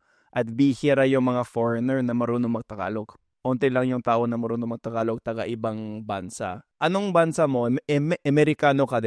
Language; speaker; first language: Filipino; non-native, fluent; English